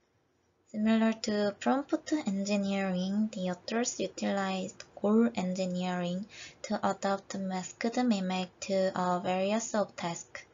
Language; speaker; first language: English; non-native, fluent; Korean